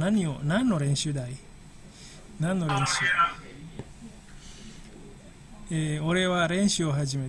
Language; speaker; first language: Japanese; non-native, fluent; Indonesian